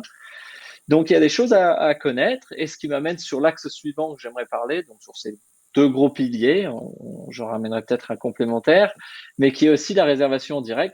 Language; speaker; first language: French; native; French